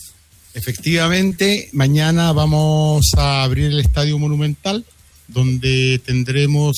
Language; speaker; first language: Spanish; native; Spanish